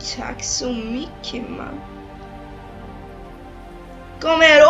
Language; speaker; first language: Swedish; early bilingual, other home language; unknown